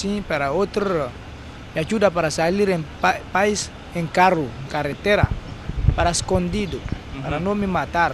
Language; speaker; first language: Spanish; non-native, learner; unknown